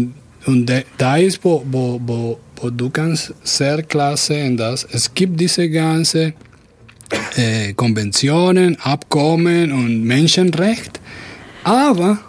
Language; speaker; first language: German; non-native, fluent; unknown